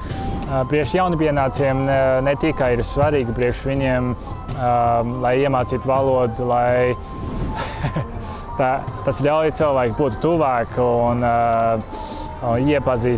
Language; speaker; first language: Latvian; early bilingual, other home language; Chinese